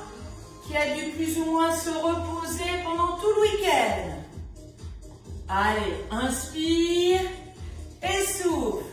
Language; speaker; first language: French; native; French